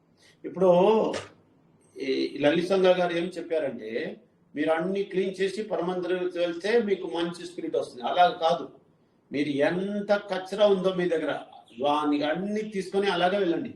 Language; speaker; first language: Telugu; non-native, learner; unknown